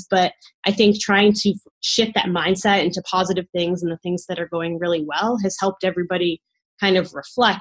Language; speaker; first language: English; native; English